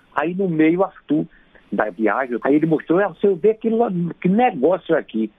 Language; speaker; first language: Portuguese; native; Portuguese